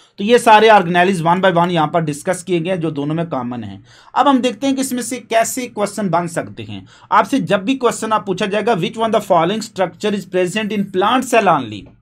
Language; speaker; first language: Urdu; non-native, local second language; Punjabi